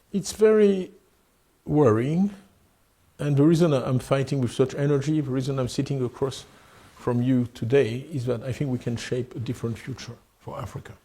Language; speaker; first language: English; non-native, fluent; French